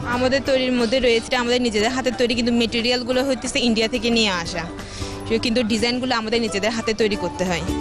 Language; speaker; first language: Bangla; non-native, local second language; Chakma